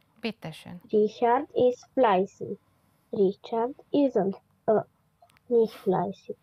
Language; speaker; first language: German; non-native, learner; Romanian